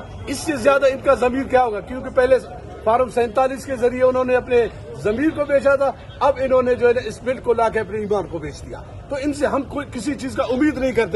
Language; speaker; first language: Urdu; non-native, local second language; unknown